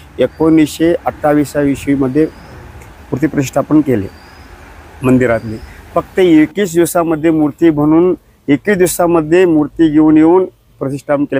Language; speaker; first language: Marathi; non-native, local second language; Kannada